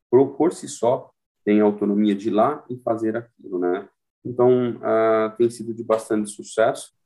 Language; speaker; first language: Portuguese; native; Portuguese